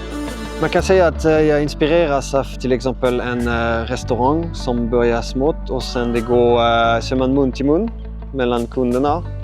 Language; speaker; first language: Swedish; non-native, fluent; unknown